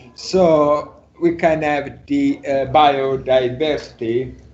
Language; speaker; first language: English; non-native, learner; Italian